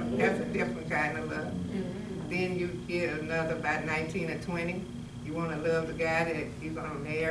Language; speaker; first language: English; native; English